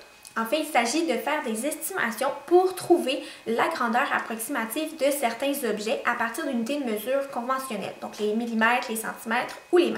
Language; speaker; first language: French; native; French